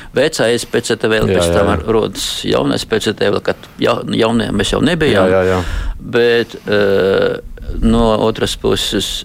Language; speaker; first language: Latvian; non-native, local second language; Russian